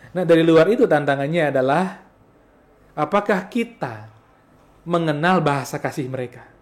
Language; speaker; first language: Indonesian; non-native, local second language; Balinese